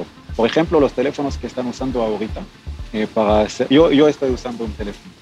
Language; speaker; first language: Spanish; non-native, fluent; Hebrew